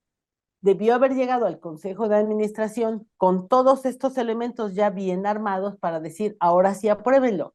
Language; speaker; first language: Spanish; native; Spanish